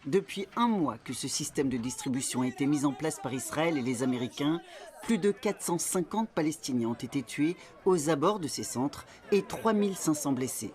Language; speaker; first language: French; native; French